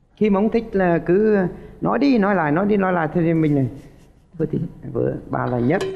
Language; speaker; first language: Vietnamese; native; Vietnamese